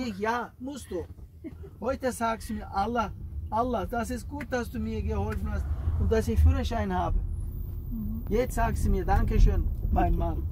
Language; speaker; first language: German; non-native, fluent; Turkish